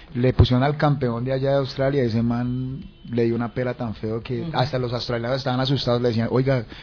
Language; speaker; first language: Spanish; native; Spanish